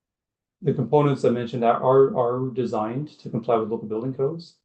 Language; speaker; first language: English; native; English